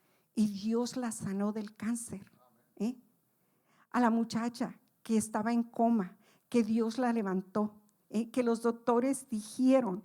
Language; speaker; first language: Spanish; native; Spanish